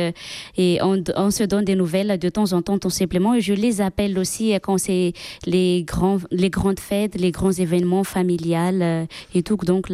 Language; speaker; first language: French; non-native, local second language; Malagasy